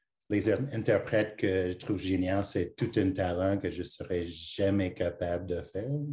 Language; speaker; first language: French; non-native, fluent; English